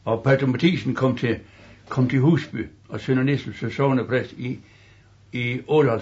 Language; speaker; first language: Danish; native; Danish